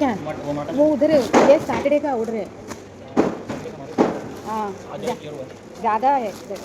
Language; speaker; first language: Hindi; non-native, local second language; Malayalam